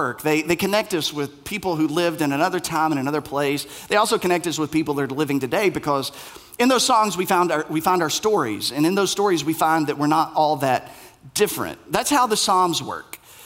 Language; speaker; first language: English; native; English